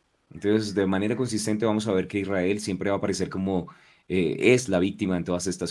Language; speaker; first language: Spanish; native; Spanish